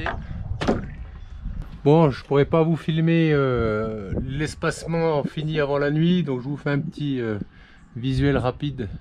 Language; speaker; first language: French; native; French